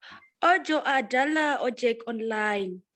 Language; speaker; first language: Indonesian; non-native, learner; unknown